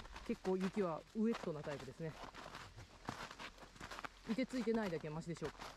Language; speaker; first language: Japanese; native; Japanese